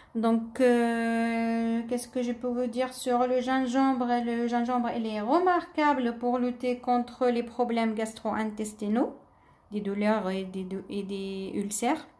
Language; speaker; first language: French; non-native, local second language; Arabic